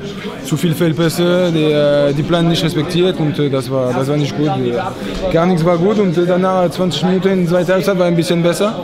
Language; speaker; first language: German; non-native, learner; French